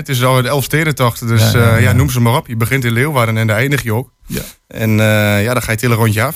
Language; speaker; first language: Dutch; native; Dutch